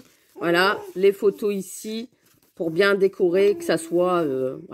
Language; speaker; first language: French; native; French